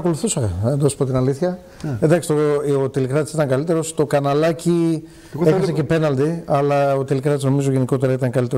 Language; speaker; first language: Greek; native; Greek